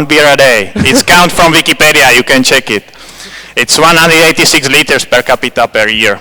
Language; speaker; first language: English; non-native, fluent; Czech